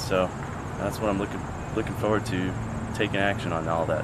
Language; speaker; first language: English; native; English